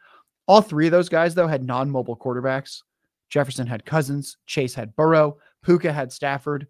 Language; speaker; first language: English; native; English